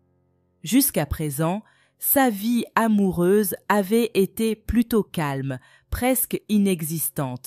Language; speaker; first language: French; native; French